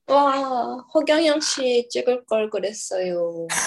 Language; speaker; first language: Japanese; early bilingual, other home language; Korean